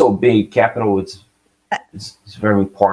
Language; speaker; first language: English; non-native, learner; Portuguese